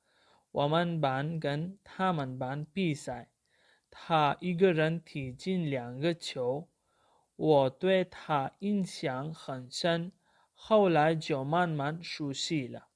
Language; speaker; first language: Chinese; non-native, fluent; Urdu